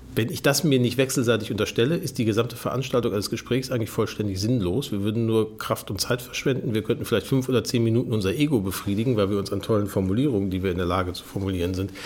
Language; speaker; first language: German; native; German